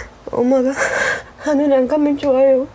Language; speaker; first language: Korean; non-native, learner; Filipino